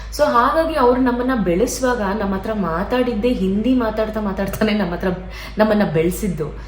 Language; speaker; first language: Kannada; non-native, local second language; Hindi